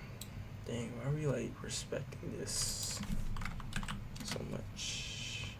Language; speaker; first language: English; native; English